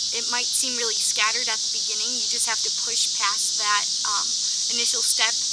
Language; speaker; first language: English; native; English